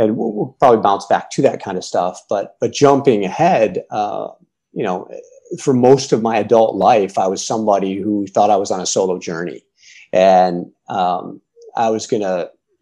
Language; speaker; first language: English; native; English